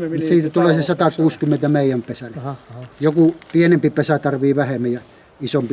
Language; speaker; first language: Finnish; native; Finnish